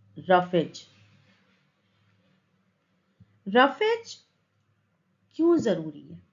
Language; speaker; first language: Hindi; native; Hindi